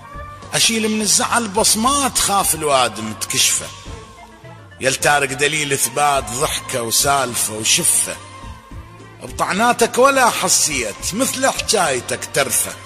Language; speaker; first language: Arabic; native; Arabic